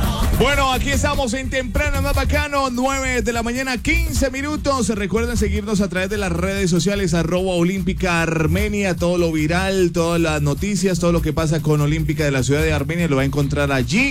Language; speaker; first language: Spanish; native; Spanish